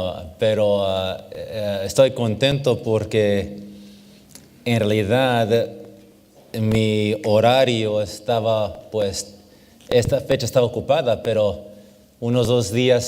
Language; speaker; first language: Spanish; early bilingual, heritage; English